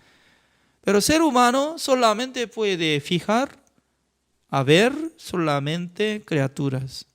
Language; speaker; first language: Spanish; non-native, fluent; Korean